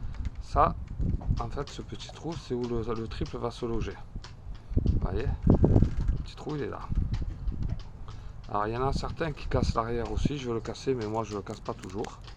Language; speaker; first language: French; native; French